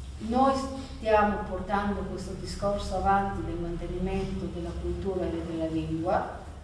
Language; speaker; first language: Italian; early bilingual, heritage; Italian